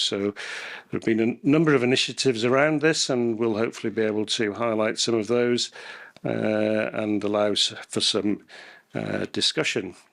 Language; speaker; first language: English; native; English